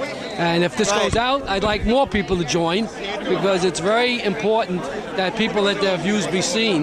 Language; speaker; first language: English; native; English